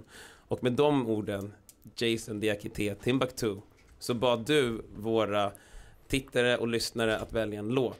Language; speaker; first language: Swedish; native; Swedish